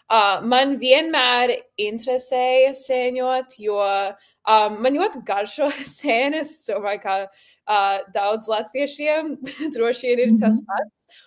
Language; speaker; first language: Latvian; early bilingual, heritage; Latvian